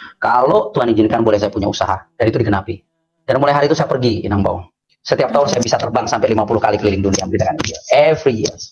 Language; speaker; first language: Indonesian; native; Indonesian